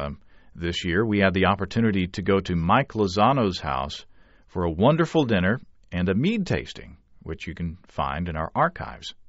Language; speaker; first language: English; native; English